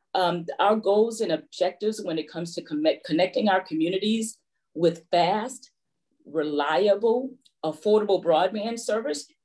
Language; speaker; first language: English; native; English